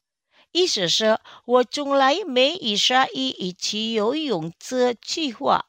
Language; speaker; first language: Chinese; non-native, fluent; Indonesian